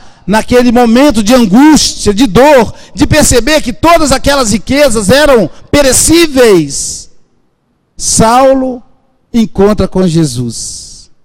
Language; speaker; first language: Portuguese; native; Portuguese